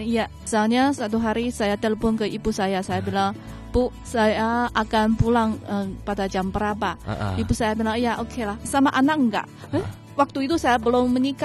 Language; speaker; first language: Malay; non-native, fluent; Chinese